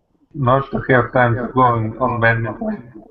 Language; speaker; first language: English; non-native, learner; Russian